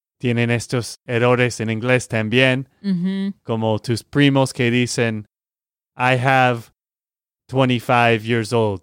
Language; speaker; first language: Spanish; non-native, learner; English